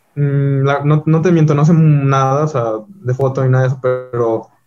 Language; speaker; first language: Spanish; native; Spanish